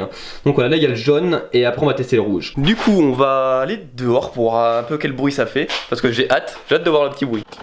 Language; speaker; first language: French; native; French